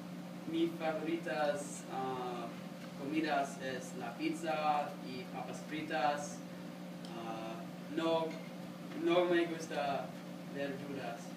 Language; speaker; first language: Spanish; non-native, learner; English